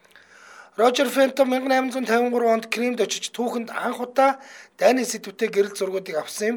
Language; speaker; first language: Mongolian; native; Mongolian